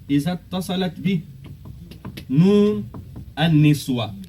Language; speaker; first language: Arabic; non-native, fluent; Fula